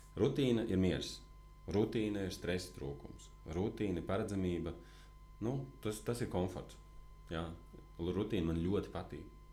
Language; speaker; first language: Latvian; native; Latvian